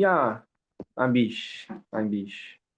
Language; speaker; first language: German; non-native, learner; Portuguese